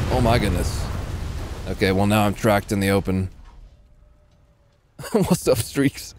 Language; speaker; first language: English; native; English